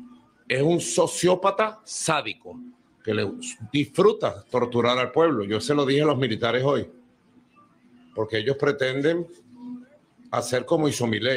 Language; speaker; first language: Spanish; native; Spanish